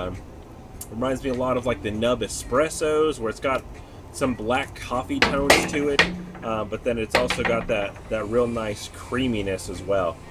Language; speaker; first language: English; native; English